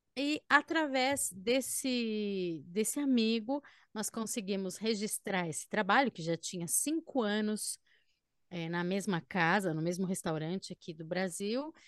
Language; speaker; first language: Portuguese; native; Portuguese